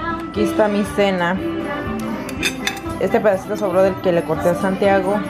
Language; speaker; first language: Spanish; early bilingual, heritage; Spanish